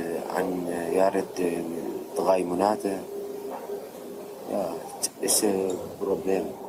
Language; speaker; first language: German; non-native, learner; Arabic